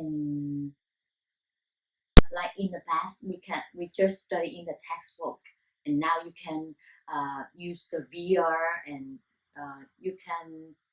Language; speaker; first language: English; non-native, learner; Vietnamese